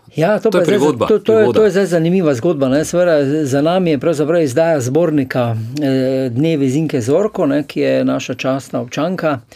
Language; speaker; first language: Slovenian; native; Slovenian